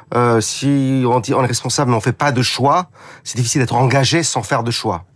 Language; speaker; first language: French; non-native, fluent; English